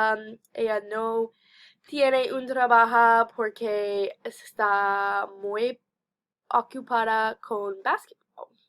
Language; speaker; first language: Spanish; non-native, learner; English